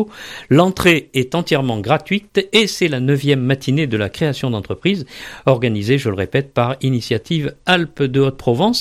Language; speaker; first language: French; native; French